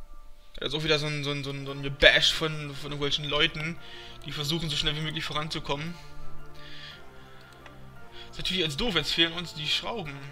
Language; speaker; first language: German; native; German